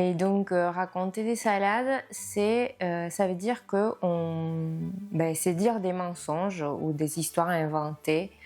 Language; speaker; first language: French; non-native, fluent; Spanish